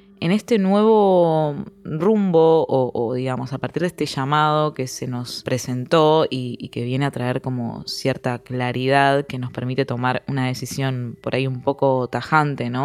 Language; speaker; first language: Spanish; native; Spanish